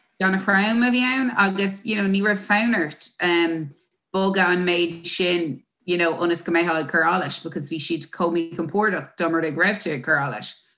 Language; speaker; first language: Irish; non-native, local second language; English